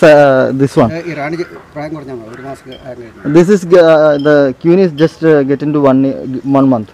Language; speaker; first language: English; non-native, local second language; Malayalam